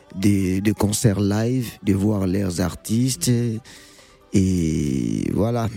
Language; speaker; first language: French; non-native, local second language; Lingala